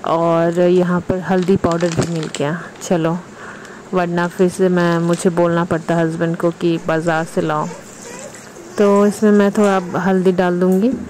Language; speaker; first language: Hindi; non-native, local second language; Bangla